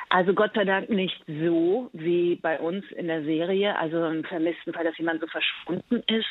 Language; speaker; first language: German; early bilingual, other home language; Persian